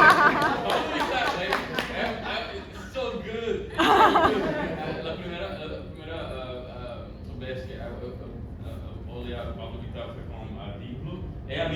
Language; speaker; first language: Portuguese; non-native, learner; Spanish